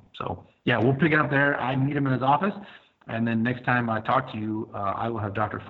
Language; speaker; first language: English; native; English